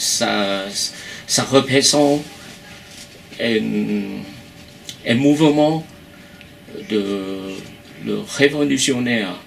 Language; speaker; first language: French; non-native, fluent; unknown